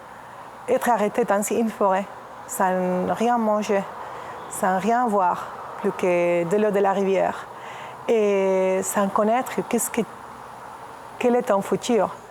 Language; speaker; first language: French; non-native, fluent; Spanish